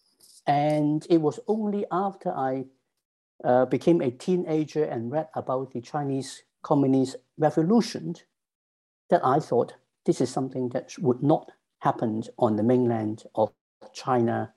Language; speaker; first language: English; non-native, local second language; Cantonese